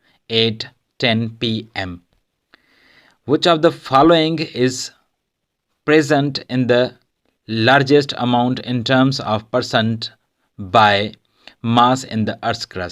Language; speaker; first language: English; non-native, local second language; Urdu